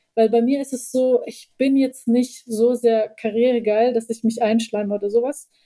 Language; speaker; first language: German; early bilingual, heritage; Bosnian